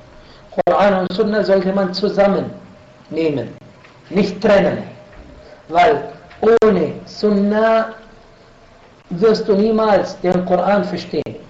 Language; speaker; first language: German; non-native, fluent; Arabic